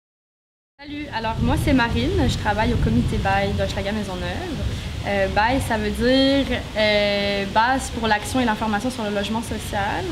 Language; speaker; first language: French; native; French